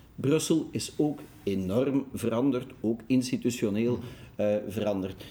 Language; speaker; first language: Dutch; native; Dutch